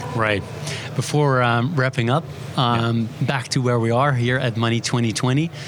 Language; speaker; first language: English; non-native, fluent; Dutch